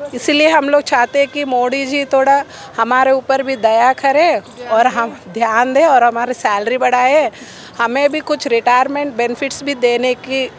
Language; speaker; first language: Hindi; non-native, local second language; Telugu